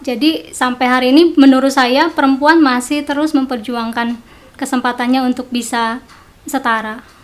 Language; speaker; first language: Indonesian; non-native, local second language; Sundanese